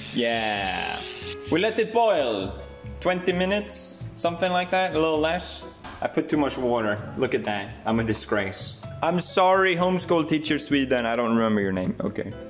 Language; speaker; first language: English; non-native, fluent; Swedish